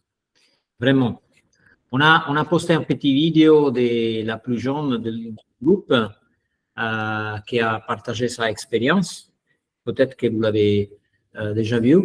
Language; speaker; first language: French; non-native, fluent; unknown